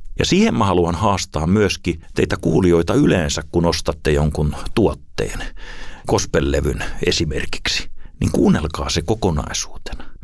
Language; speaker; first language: Finnish; native; Finnish